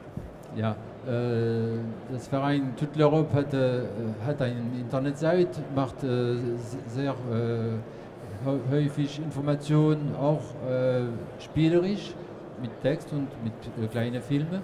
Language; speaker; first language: German; non-native, fluent; French